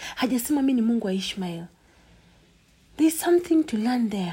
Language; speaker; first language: English; non-native, local second language; Swahili